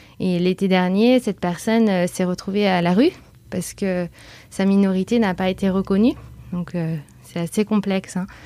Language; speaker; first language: French; native; French